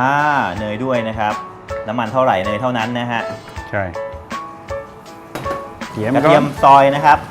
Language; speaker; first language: Thai; native; Thai